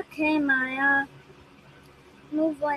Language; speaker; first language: English; non-native, learner; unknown